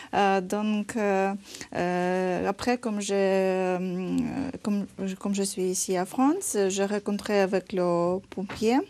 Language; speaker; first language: French; non-native, learner; Ukrainian